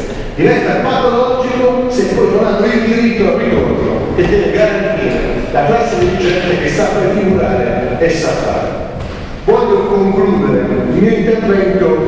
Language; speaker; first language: Italian; native; Italian